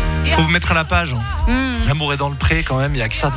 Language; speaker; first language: French; native; French